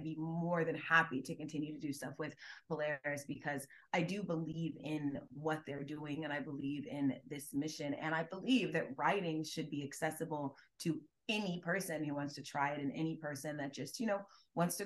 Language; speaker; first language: English; native; English